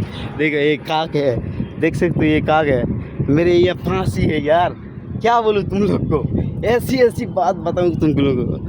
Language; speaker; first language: Hindi; non-native, local second language; Bangla